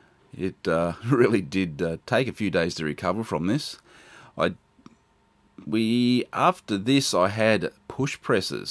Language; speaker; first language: English; native; English